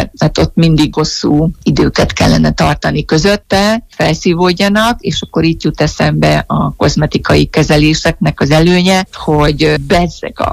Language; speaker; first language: Hungarian; native; Hungarian